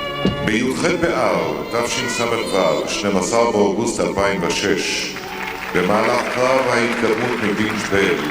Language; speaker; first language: Hebrew; native; Hebrew